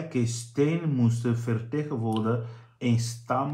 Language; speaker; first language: Dutch; non-native, fluent; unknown